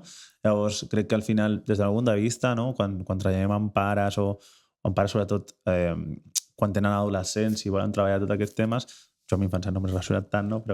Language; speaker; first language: Catalan; native; Catalan